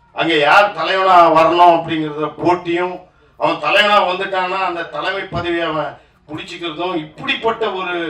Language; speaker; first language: Tamil; native; Tamil